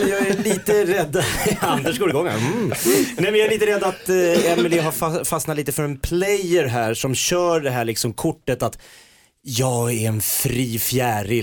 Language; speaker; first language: Swedish; native; Swedish